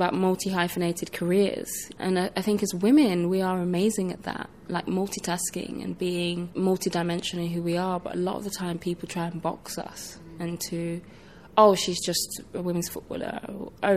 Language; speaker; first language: English; native; English